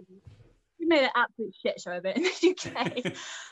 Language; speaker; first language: English; native; English